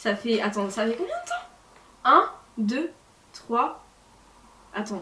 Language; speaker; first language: French; native; French